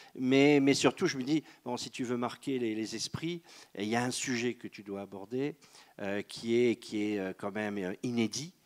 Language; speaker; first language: French; native; French